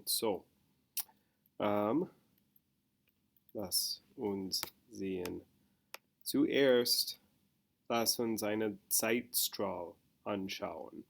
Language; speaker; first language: German; non-native, learner; English